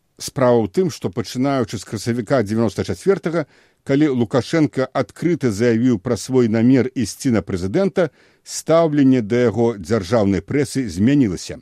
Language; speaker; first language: Belarusian; native; Belarusian